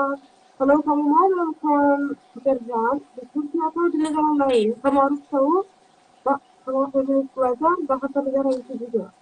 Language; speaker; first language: Indonesian; non-native, learner; Turkish